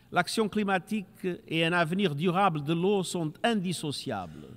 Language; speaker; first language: French; non-native, fluent; Portuguese